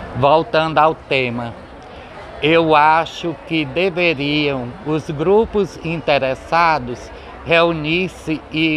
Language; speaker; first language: Portuguese; native; Portuguese